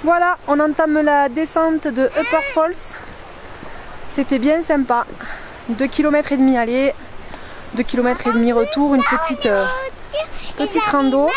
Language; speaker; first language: French; native; French